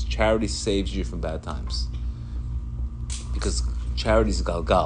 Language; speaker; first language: English; non-native, fluent; Spanish